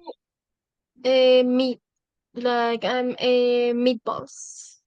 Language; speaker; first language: English; non-native, fluent; Spanish